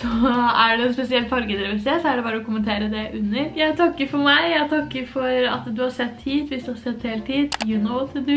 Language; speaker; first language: Norwegian; native; Norwegian